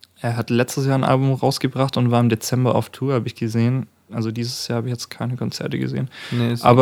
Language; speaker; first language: German; native; German